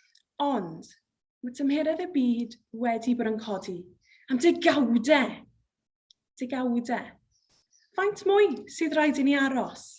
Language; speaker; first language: Welsh; native; Welsh